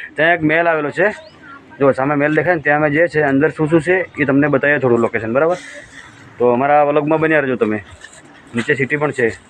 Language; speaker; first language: Gujarati; native; Gujarati